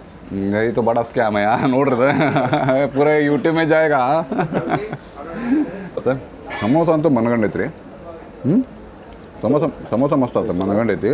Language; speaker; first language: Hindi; non-native, local second language; Kannada